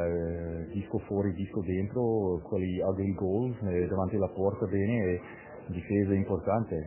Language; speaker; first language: Italian; non-native, learner; English